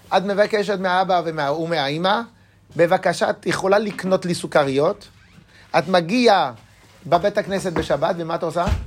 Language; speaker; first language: Hebrew; non-native, fluent; French